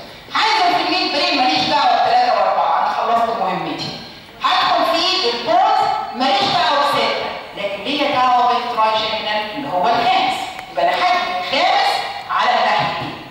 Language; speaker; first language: Arabic; native; Arabic